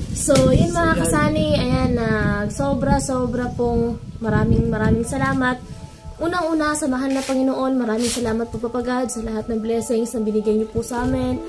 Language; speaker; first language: Filipino; native; Filipino